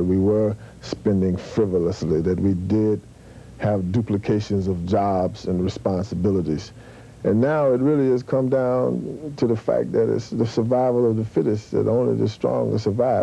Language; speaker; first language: English; native; English